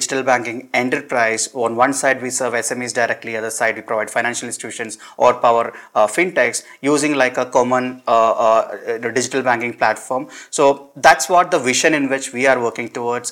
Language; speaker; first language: English; non-native, local second language; Malayalam